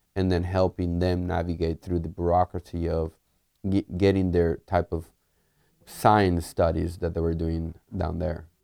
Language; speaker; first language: English; early bilingual, other home language; Spanish